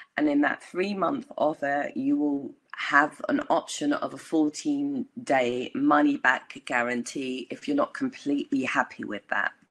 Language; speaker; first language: English; native; English